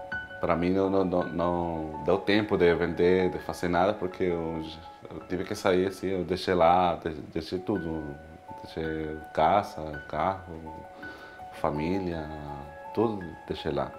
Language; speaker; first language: Portuguese; non-native, fluent; Spanish